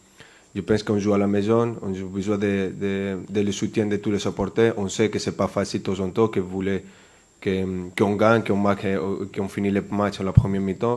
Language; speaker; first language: French; non-native, fluent; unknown